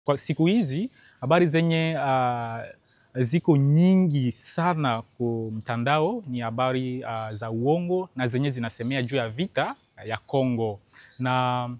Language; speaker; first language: Swahili; native; Swahili